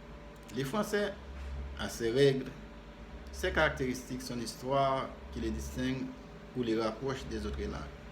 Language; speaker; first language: French; non-native, fluent; Spanish